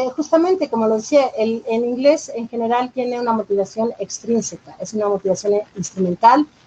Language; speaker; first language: Spanish; native; Spanish